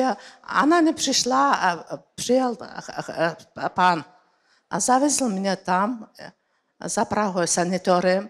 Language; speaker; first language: Czech; non-native, learner; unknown